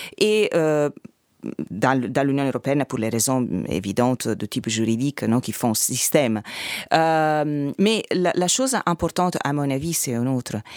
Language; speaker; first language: French; non-native, fluent; Italian